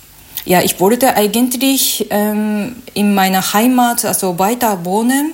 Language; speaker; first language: German; non-native, learner; Japanese